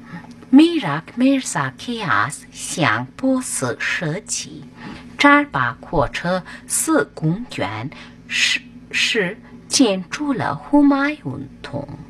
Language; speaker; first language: Chinese; non-native, fluent; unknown